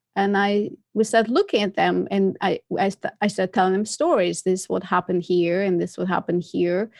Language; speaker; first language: English; non-native, fluent; Russian